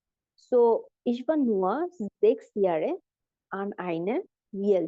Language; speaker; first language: German; non-native, fluent; Bangla